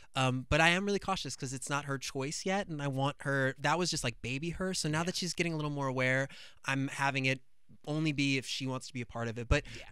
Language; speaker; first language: English; native; English